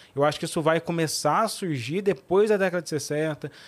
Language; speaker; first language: Portuguese; native; Portuguese